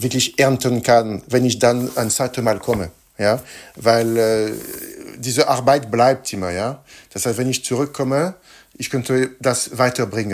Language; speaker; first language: German; non-native, fluent; French